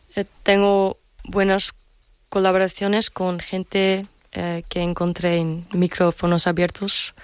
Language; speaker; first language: Spanish; non-native, learner; English